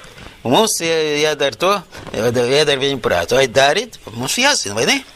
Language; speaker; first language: Latvian; non-native, local second language; Russian